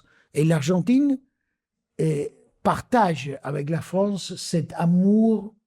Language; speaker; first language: French; non-native, fluent; Spanish